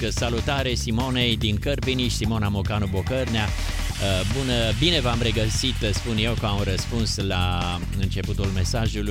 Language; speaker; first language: Romanian; native; Romanian